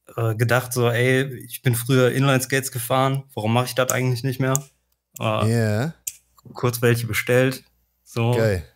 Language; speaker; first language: German; native; German